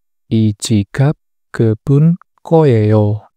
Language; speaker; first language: Korean; non-native, fluent; Indonesian